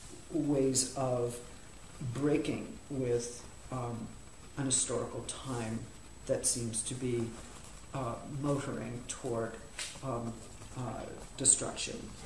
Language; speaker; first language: English; native; English